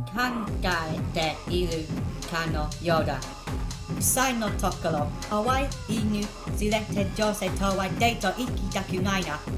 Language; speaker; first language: Japanese; non-native, learner; English